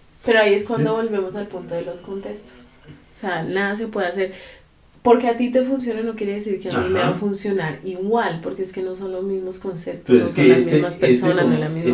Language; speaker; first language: Spanish; native; Spanish